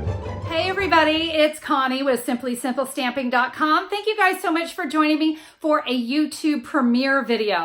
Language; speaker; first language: English; native; English